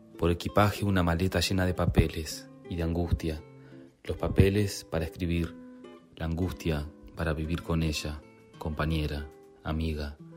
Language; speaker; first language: Spanish; native; Spanish